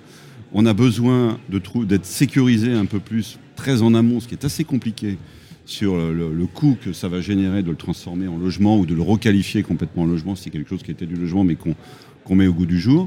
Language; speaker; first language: French; native; French